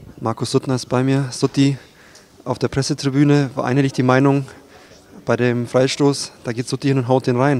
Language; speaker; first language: German; native; German